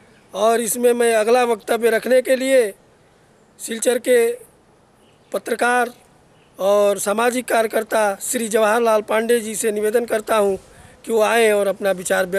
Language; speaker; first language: Hindi; native; Hindi